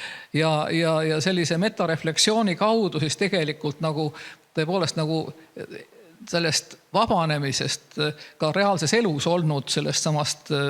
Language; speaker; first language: Estonian; native; Estonian